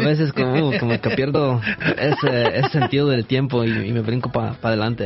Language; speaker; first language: Spanish; early bilingual, heritage; Spanish